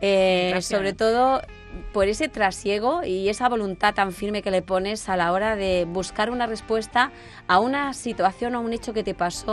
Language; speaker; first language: Spanish; native; Spanish